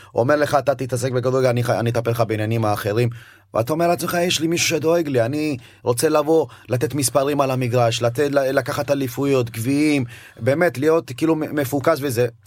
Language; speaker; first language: Hebrew; early bilingual, other home language; Amharic